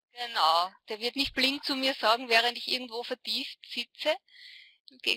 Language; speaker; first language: German; native; German